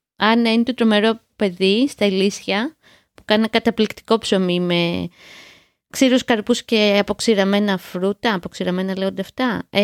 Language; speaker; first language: Greek; native; Greek